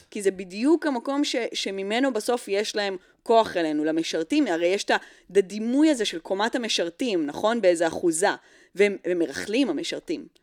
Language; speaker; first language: Hebrew; early bilingual, other home language; English